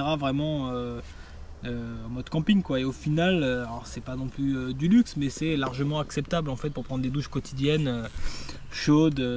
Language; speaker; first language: French; native; French